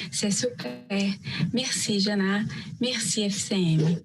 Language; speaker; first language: French; non-native, learner; Portuguese